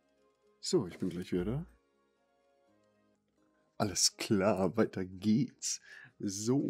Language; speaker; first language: German; native; German